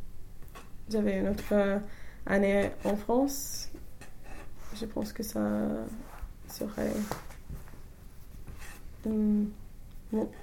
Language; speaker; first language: French; non-native, fluent; English